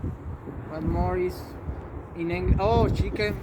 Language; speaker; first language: English; non-native, learner; Spanish